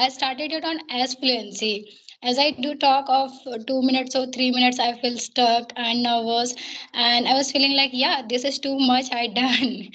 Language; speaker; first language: English; non-native, learner; Hindi